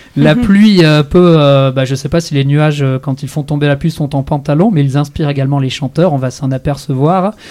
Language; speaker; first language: French; native; French